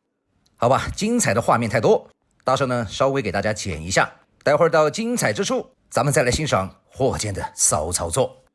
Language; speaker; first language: Chinese; native; Chinese